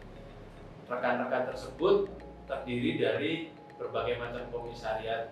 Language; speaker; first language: Indonesian; native; Indonesian